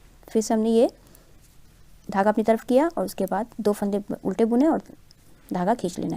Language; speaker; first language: Hindi; non-native, local second language; Punjabi